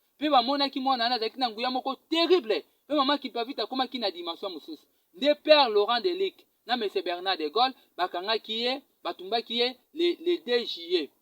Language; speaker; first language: Lingala; non-native, local second language; Kongo